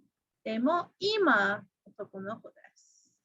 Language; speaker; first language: Japanese; non-native, fluent; English